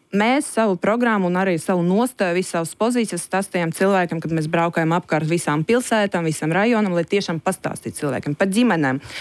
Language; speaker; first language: Latvian; non-native, local second language; Russian